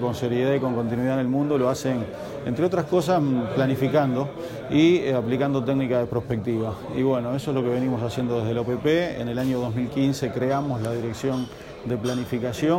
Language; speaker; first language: Spanish; native; Spanish